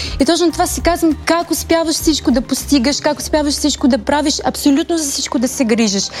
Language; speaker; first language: Bulgarian; early bilingual, heritage; Bulgarian